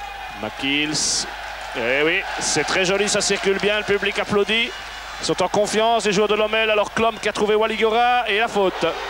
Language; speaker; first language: French; native; French